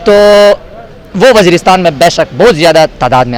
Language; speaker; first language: Hindi; non-native, local second language; Pashto